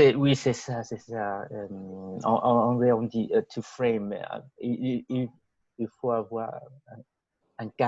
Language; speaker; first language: French; non-native, fluent; English